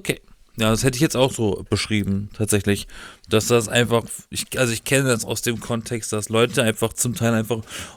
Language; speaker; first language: German; native; German